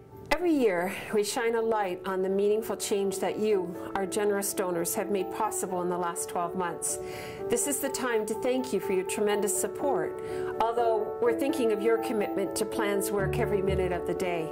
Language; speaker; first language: English; native; English